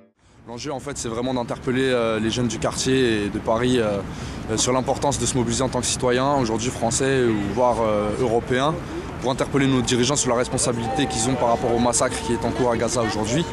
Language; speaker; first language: French; native; French